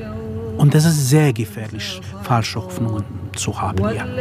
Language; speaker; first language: German; non-native, fluent; Kurdish